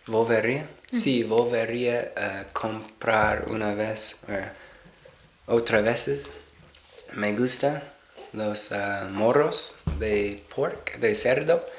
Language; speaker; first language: Spanish; non-native, learner; English